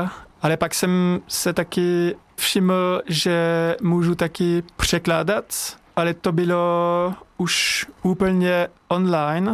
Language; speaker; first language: Czech; non-native, learner; French